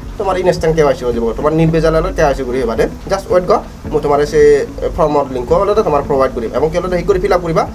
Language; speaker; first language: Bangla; non-native, local second language; Chakma